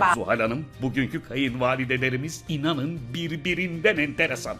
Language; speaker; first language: Turkish; native; Turkish